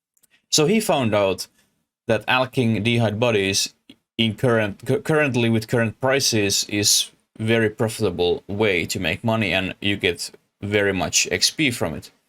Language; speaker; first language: English; non-native, learner; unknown